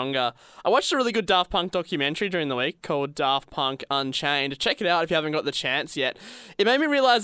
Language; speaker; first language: English; native; English